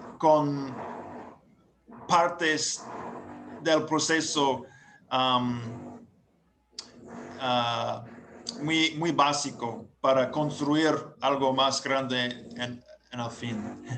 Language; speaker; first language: Spanish; non-native, learner; English